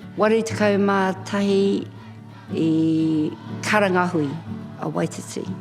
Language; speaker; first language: Māori; non-native, local second language; English